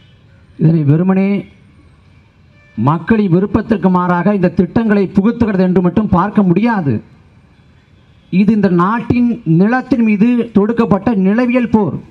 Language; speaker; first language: Tamil; native; Tamil